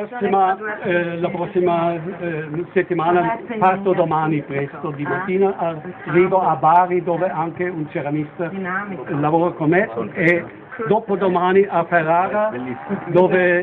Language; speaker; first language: Italian; non-native, fluent; German